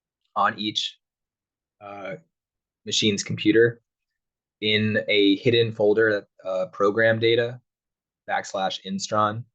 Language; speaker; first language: English; native; English